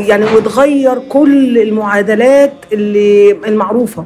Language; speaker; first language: Arabic; native; Arabic